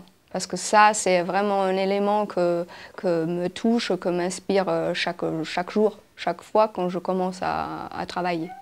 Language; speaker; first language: French; non-native, fluent; German